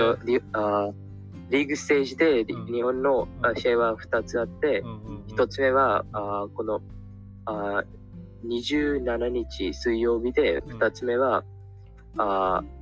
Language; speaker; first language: Japanese; non-native, learner; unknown